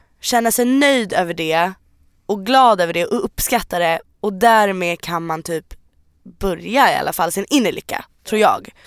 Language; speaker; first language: Swedish; native; Swedish